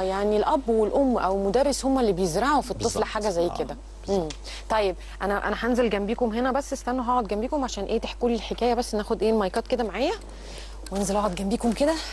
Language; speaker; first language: Arabic; native; Arabic